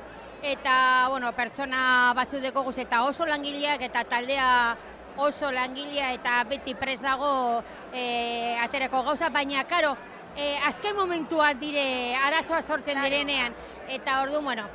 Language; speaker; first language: Basque; non-native, local second language; Spanish